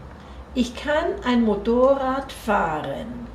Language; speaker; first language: German; non-native, fluent; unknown